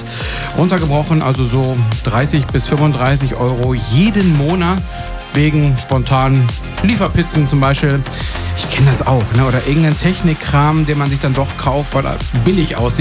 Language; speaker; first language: German; native; German